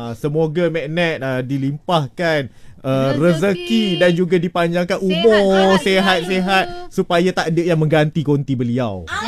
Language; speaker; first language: Malay; native; Malay